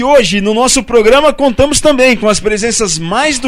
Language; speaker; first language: Portuguese; native; Portuguese